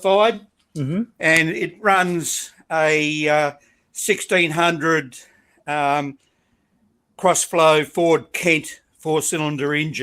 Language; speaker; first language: English; native; English